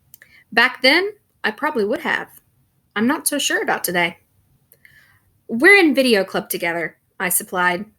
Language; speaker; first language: English; native; English